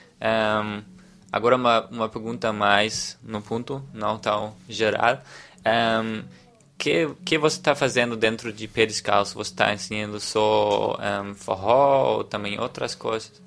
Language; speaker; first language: Portuguese; non-native, learner; German